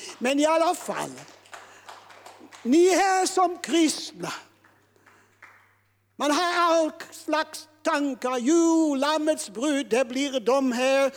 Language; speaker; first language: Swedish; non-native, fluent; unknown